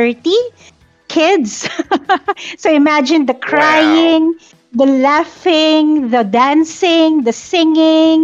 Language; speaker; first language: English; non-native, local second language; Filipino